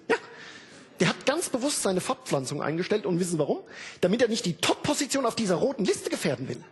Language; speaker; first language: German; native; German